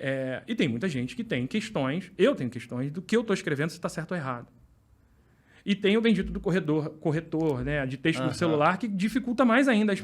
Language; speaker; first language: Portuguese; native; Portuguese